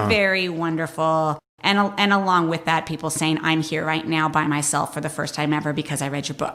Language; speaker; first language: English; native; English